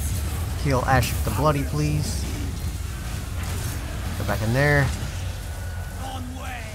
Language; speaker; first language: English; native; English